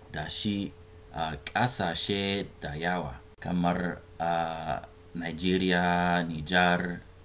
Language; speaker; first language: Hausa; non-native, learner; English